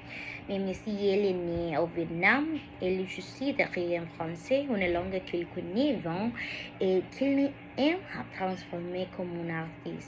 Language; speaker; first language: French; non-native, learner; Spanish